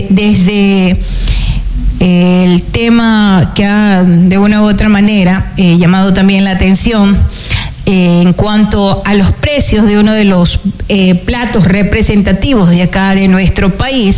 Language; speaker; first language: Spanish; native; Spanish